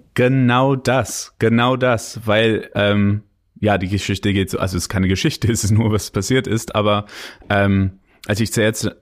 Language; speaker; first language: German; non-native, fluent; English